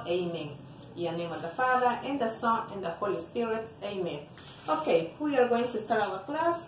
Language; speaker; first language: English; non-native, fluent; Spanish